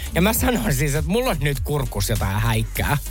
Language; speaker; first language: Finnish; native; Finnish